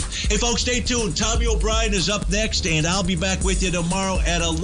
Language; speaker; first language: English; native; English